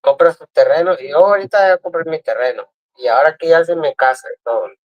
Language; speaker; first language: Spanish; early bilingual, other home language; English